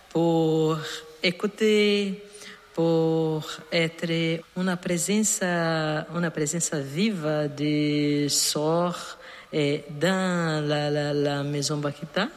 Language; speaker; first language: French; non-native, learner; Portuguese